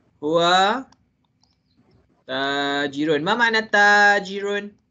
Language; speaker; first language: Arabic; non-native, fluent; Malay